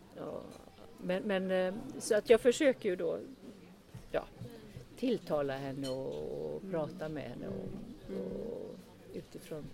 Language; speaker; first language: Swedish; early bilingual, other home language; Estonian